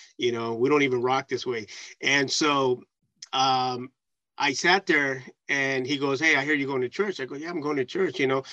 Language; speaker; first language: English; early bilingual, other home language; Spanish